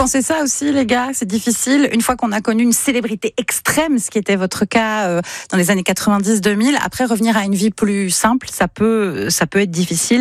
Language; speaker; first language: French; native; French